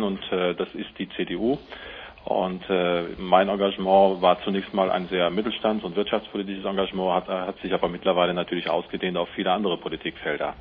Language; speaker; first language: German; native; German